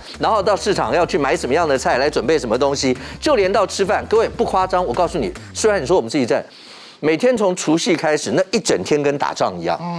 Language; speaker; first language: Chinese; native; Chinese